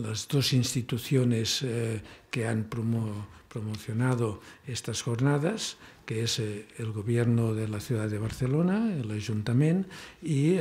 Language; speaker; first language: Spanish; non-native, local second language; Catalan